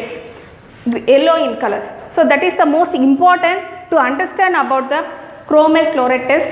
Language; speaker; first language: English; non-native, local second language; Tamil